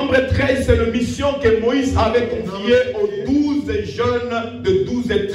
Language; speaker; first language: French; non-native, local second language; Lingala